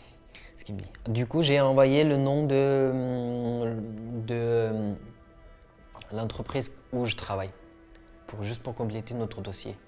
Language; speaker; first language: French; non-native, fluent; Uyghur